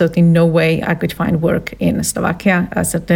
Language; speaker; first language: English; non-native, fluent; Slovak